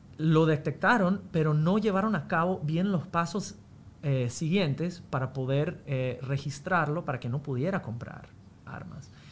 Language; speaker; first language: Spanish; non-native, fluent; English